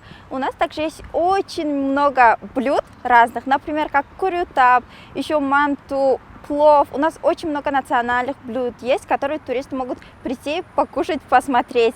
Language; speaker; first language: Russian; non-native, local second language; Tajik